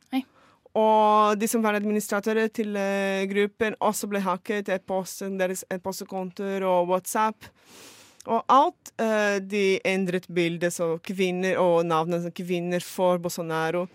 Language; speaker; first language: Norwegian; non-native, fluent; Portuguese